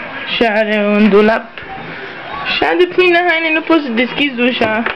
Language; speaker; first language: Romanian; early bilingual, heritage; Romanian